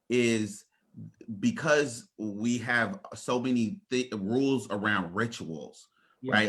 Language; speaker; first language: English; native; English